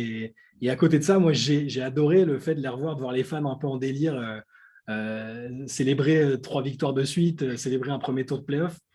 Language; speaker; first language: French; native; French